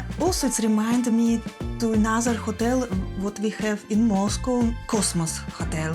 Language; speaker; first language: English; non-native, fluent; Russian